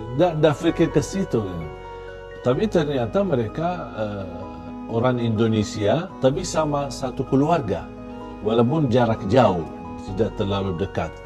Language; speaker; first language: Indonesian; non-native, fluent; Arabic